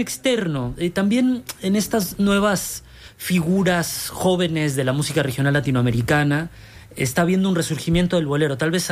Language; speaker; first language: Spanish; native; Spanish